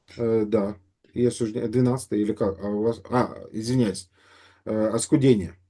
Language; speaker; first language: Russian; native; Russian